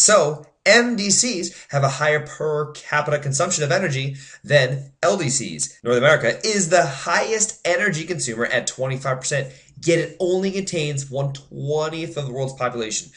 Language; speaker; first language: English; native; English